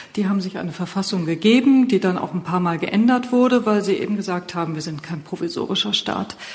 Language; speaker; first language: German; native; German